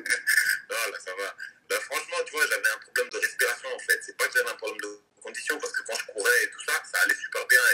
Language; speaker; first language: French; native; French